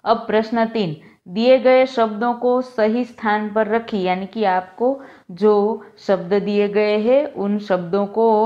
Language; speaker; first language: Hindi; non-native, local second language; Gujarati